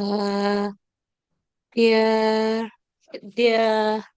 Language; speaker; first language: German; non-native, learner; Indonesian